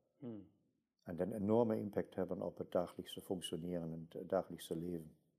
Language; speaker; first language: Dutch; non-native, fluent; German